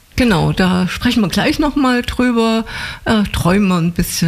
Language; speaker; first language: German; native; German